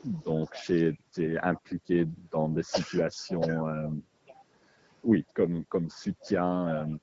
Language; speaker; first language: French; non-native, local second language; Dutch